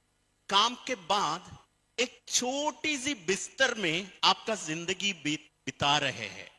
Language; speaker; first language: Hindi; non-native, fluent; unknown